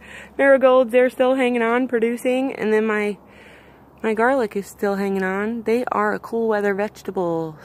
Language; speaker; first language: English; native; English